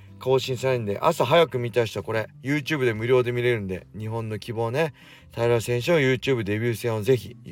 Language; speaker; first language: Japanese; native; Japanese